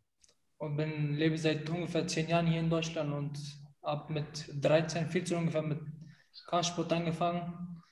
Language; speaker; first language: German; non-native, fluent; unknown